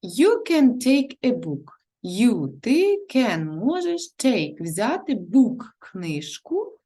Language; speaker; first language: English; non-native, learner; Ukrainian